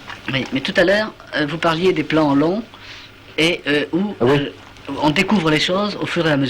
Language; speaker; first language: French; native; French